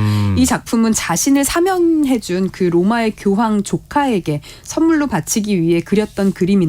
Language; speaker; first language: Korean; native; Korean